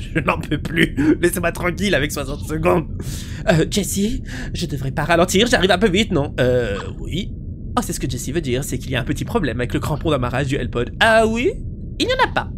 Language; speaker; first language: French; native; French